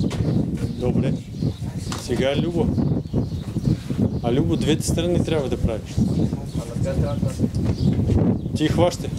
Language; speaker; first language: Bulgarian; non-native, learner; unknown